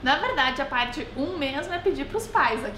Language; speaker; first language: Portuguese; native; Portuguese